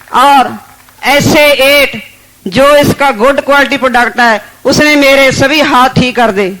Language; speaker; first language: Hindi; non-native, local second language; Punjabi